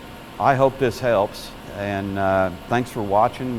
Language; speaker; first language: English; native; English